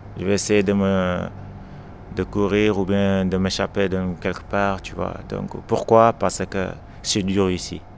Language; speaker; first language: French; non-native, local second language; Wolof